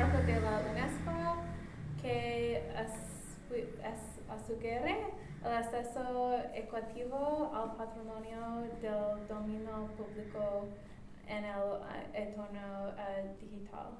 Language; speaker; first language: Spanish; non-native, learner; English